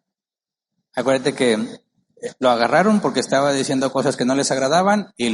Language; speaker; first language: Spanish; native; Spanish